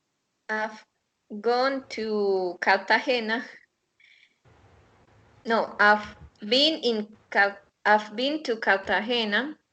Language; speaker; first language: English; non-native, learner; Spanish